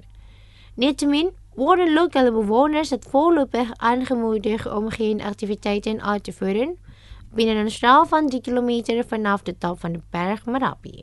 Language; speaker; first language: Dutch; non-native, learner; Indonesian